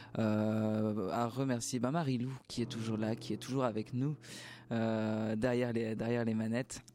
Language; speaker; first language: French; native; French